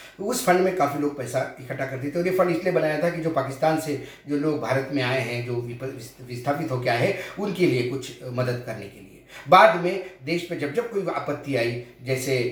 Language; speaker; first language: Hindi; non-native, local second language; Marathi